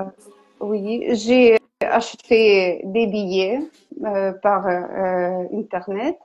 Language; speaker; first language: French; non-native, learner; Ukrainian